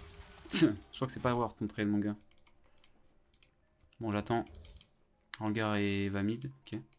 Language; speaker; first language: French; native; French